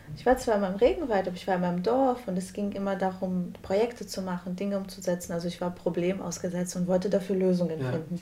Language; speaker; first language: German; non-native, fluent; Portuguese